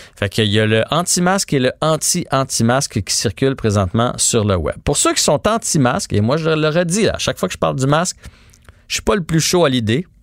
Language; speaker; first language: French; native; French